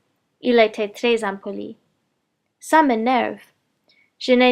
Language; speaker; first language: French; non-native, learner; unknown